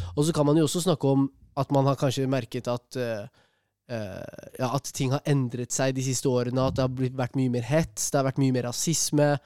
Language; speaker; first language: Norwegian; early bilingual, other home language; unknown